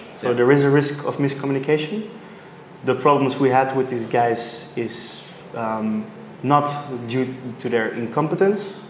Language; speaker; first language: English; non-native, fluent; Dutch